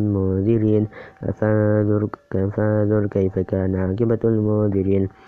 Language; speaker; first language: Arabic; non-native, learner; Indonesian